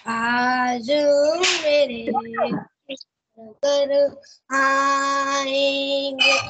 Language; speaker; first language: Hindi; native; Hindi